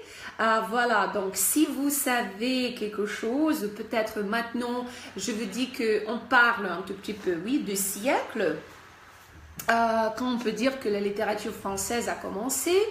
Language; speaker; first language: French; non-native, fluent; Russian